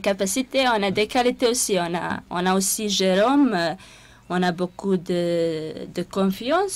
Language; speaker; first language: French; non-native, fluent; Serbian